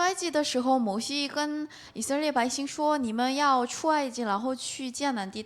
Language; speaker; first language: Chinese; non-native, learner; Korean